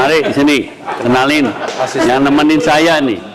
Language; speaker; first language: Indonesian; native; Indonesian